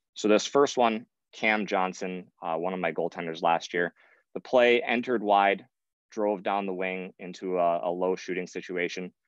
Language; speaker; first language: English; native; English